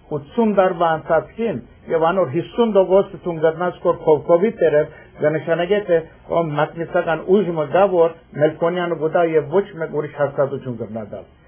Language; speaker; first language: Armenian; early bilingual, heritage; Armenian